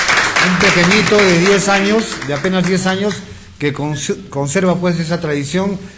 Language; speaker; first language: Spanish; native; Spanish